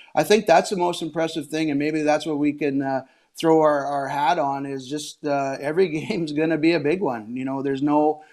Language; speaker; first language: English; native; English